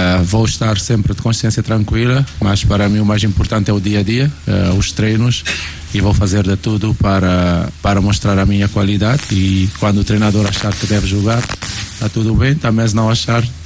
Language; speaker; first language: Portuguese; non-native, local second language; Kabuverdianu